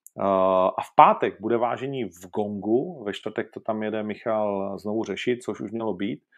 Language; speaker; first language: Czech; native; Czech